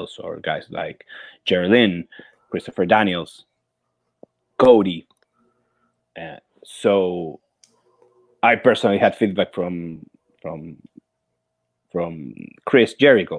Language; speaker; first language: English; non-native, fluent; Spanish